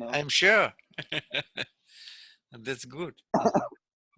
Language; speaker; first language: English; non-native, learner; Russian